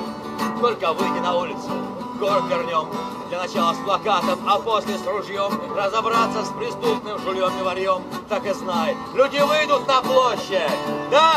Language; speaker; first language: Russian; native; Russian